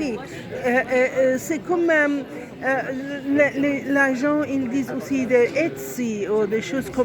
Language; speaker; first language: French; non-native, learner; Italian